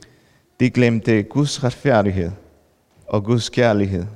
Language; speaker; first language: Danish; non-native, fluent; Spanish